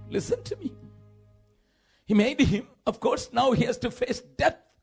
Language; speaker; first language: English; non-native, local second language; Tamil